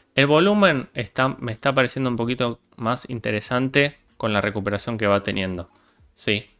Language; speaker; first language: Spanish; native; Spanish